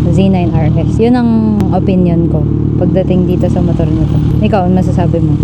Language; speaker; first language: Filipino; native; Filipino